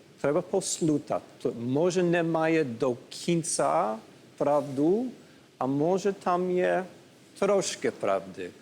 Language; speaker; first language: Ukrainian; non-native, learner; English